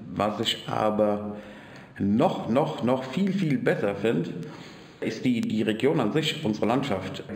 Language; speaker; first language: German; native; German